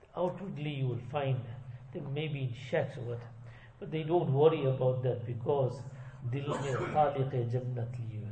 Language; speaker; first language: English; native; English